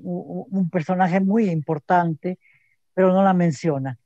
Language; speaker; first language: Spanish; native; Spanish